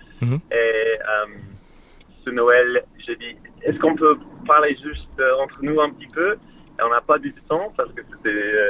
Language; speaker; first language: French; non-native, learner; English